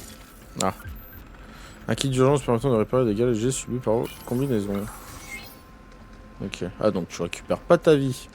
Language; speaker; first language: French; native; French